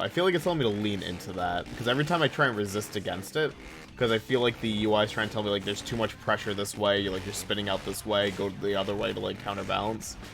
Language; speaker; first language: English; native; English